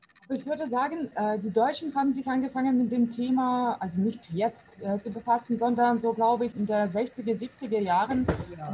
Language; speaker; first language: German; non-native, fluent; Russian